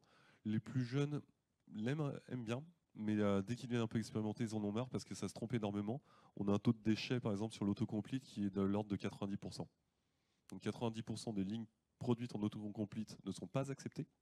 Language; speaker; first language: French; native; French